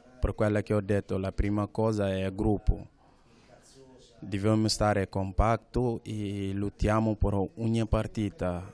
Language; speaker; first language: Italian; non-native, learner; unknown